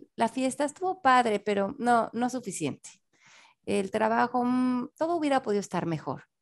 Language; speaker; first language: Spanish; native; Spanish